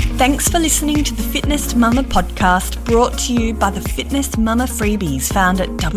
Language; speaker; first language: English; native; English